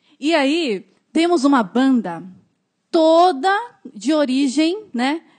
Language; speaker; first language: Portuguese; native; Portuguese